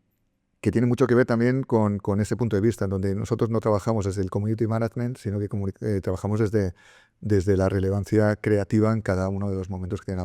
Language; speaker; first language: Spanish; native; Spanish